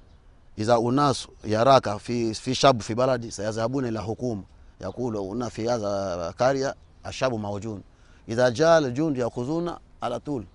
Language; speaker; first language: Arabic; non-native, learner; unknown